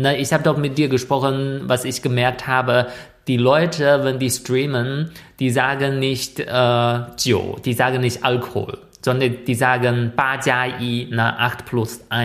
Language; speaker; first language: German; non-native, fluent; Chinese